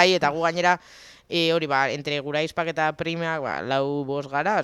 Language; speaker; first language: Basque; native; Basque